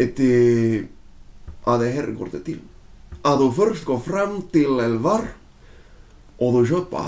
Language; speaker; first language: Swedish; non-native, fluent; Spanish